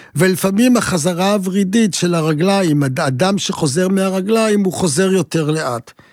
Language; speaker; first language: Hebrew; native; Hebrew